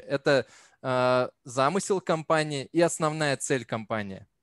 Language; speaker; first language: Russian; native; Russian